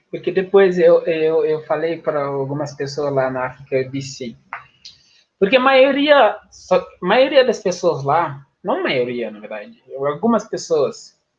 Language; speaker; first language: Portuguese; non-native, fluent; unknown